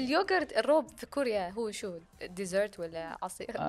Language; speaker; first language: Arabic; native; Arabic